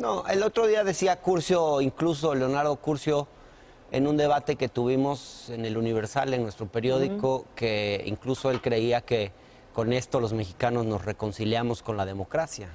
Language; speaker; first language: Spanish; native; Spanish